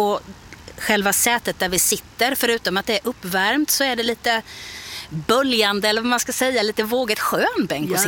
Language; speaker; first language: Swedish; native; Swedish